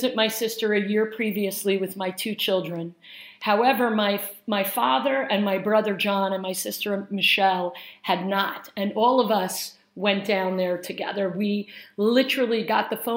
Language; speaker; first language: English; native; English